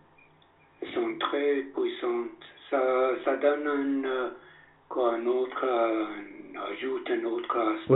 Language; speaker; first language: French; non-native, fluent; English